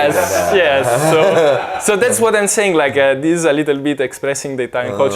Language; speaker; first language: English; non-native, fluent; Italian